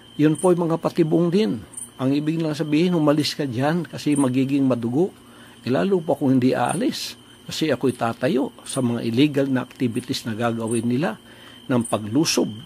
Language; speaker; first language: Filipino; native; Filipino